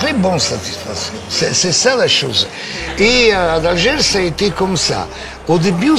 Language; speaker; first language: French; non-native, fluent; Italian